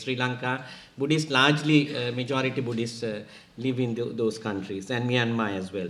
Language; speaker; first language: English; non-native, local second language; Sinhala